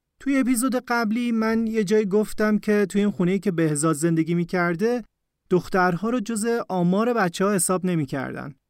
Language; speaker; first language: Persian; native; Persian